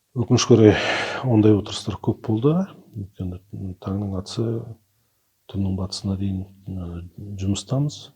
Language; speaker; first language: Kazakh; native; Kazakh